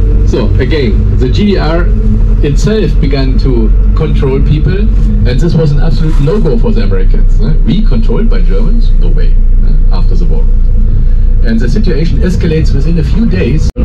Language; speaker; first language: English; non-native, fluent; German